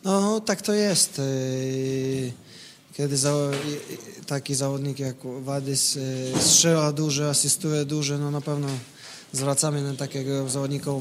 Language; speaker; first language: Polish; non-native, fluent; Russian